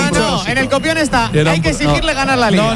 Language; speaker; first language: Spanish; native; Spanish